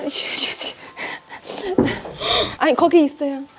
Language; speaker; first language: Korean; non-native, fluent; Chinese